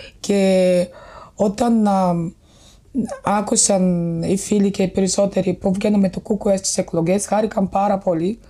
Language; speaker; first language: Greek; non-native, fluent; Bulgarian